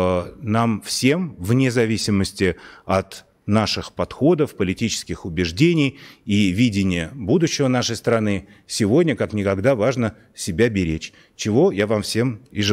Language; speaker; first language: Russian; native; Russian